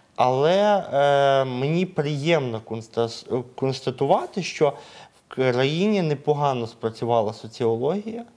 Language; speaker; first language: Ukrainian; native; Ukrainian